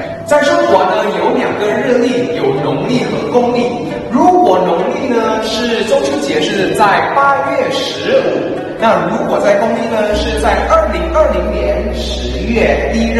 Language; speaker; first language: Chinese; non-native, fluent; Indonesian